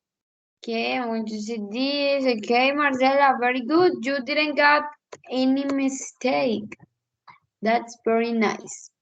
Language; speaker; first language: English; non-native, fluent; Spanish